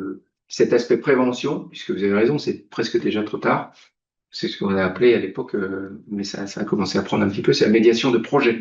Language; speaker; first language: French; native; French